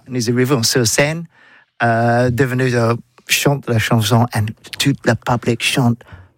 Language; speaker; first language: French; non-native, learner; English